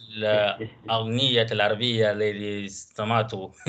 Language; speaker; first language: Arabic; non-native, learner; Finnish